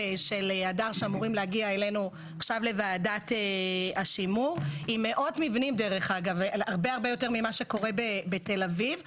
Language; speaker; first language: Hebrew; native; Hebrew